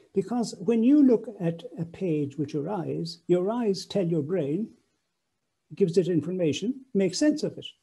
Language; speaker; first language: English; native; English